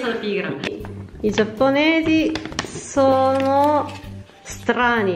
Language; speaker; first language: Italian; non-native, learner; Japanese